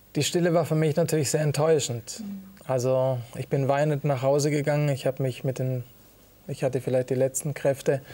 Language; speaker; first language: German; early bilingual, other home language; Italian